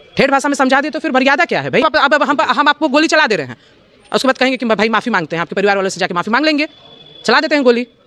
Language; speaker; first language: Hindi; native; Hindi